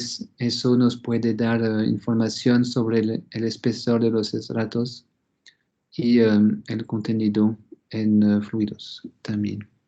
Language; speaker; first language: Spanish; non-native, fluent; French